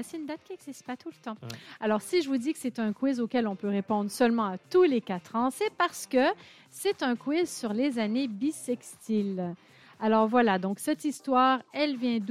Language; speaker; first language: French; native; French